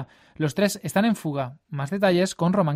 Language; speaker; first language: Spanish; native; Spanish